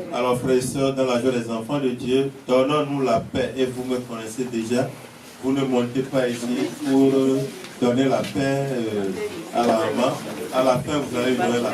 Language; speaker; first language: French; native; French